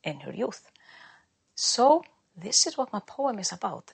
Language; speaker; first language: English; non-native, fluent; Icelandic